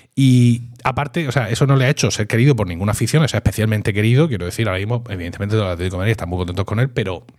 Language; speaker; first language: Spanish; native; Spanish